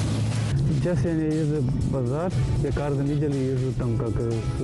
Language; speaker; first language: Russian; non-native, learner; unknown